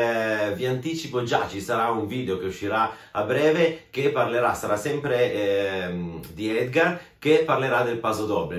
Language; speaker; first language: Italian; native; Italian